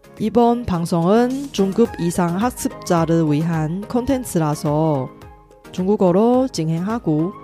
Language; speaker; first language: Korean; non-native, fluent; Chinese